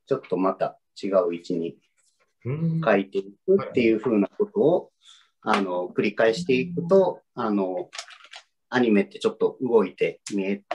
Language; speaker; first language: Japanese; native; Japanese